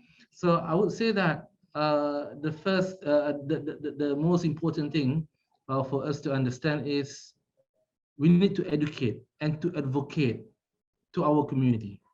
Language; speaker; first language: English; non-native, local second language; Malay